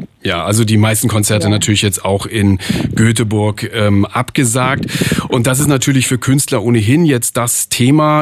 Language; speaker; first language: German; native; German